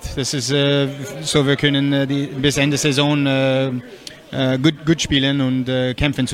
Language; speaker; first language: German; non-native, learner; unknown